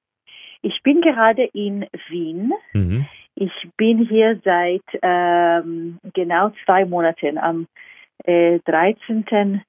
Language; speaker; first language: German; non-native, fluent; Hebrew